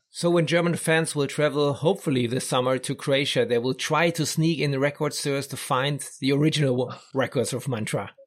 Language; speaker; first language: English; non-native, fluent; German